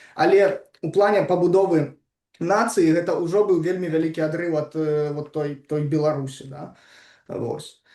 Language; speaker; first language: Belarusian; non-native, local second language; Russian